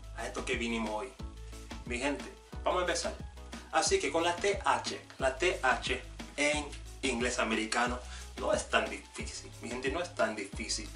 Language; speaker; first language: Spanish; non-native, fluent; English